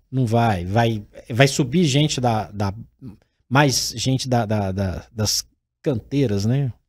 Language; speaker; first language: Portuguese; native; Portuguese